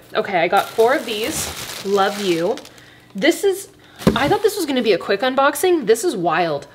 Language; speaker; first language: English; native; English